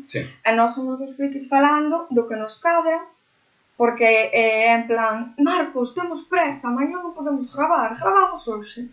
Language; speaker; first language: Galician; non-native, local second language; Spanish